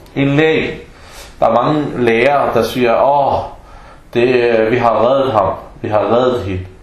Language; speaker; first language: Danish; non-native, fluent; Arabic